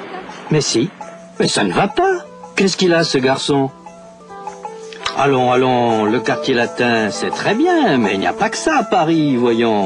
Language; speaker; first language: French; native; French